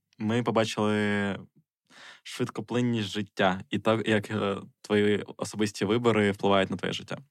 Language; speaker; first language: Ukrainian; native; Ukrainian